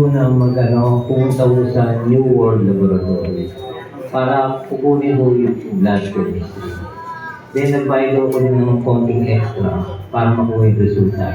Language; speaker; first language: Filipino; native; Filipino